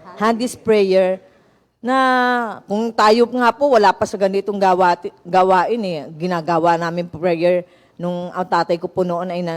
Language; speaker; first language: Filipino; native; Filipino